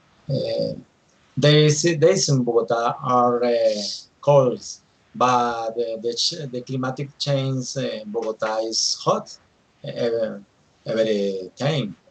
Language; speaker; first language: English; non-native, learner; Spanish